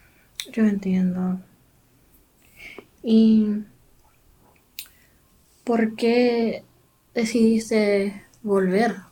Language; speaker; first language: Spanish; non-native, learner; English